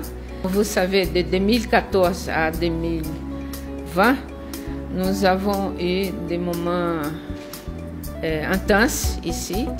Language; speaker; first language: French; non-native, fluent; Portuguese